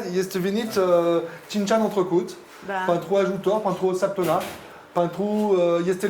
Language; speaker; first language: Romanian; non-native, learner; French